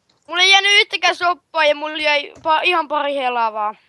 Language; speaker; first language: Finnish; native; Finnish